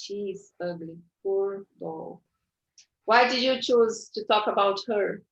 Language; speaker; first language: English; non-native, fluent; Portuguese